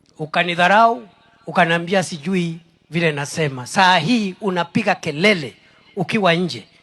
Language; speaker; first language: Swahili; non-native, local second language; Meru